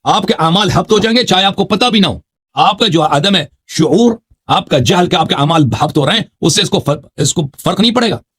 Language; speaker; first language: Urdu; non-native, fluent; Persian